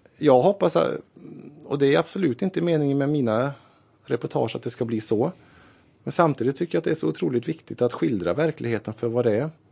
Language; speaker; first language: Swedish; native; Swedish